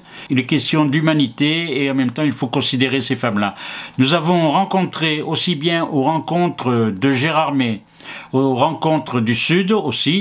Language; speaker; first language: French; native; French